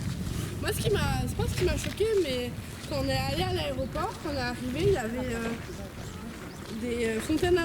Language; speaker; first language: French; native; French